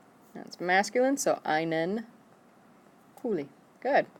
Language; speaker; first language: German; non-native, fluent; English